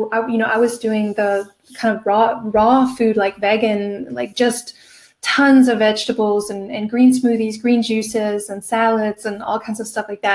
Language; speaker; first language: English; native; English